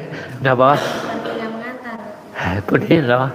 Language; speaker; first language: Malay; non-native, local second language; Javanese